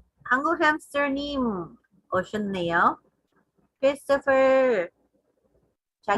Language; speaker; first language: Korean; non-native, learner; English